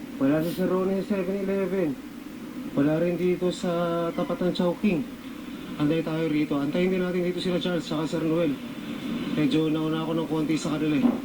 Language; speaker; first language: Filipino; native; Filipino